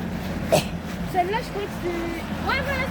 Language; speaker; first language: French; native; French